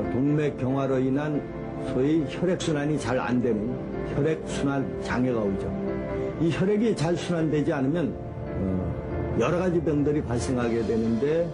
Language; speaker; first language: Korean; native; Korean